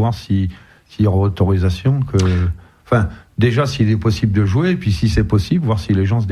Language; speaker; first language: French; native; French